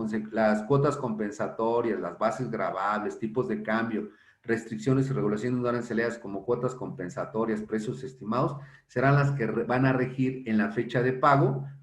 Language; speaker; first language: Spanish; native; Spanish